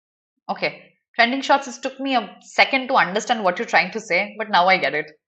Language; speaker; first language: English; non-native, local second language; Hindi